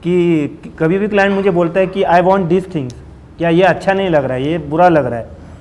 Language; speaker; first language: Hindi; non-native, local second language; Marathi